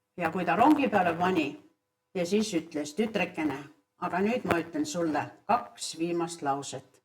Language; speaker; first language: Estonian; early bilingual, heritage; Estonian